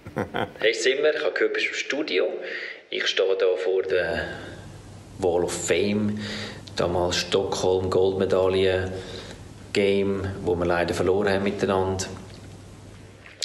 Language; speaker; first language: German; native; German